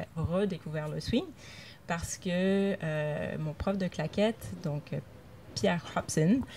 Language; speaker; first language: French; native; French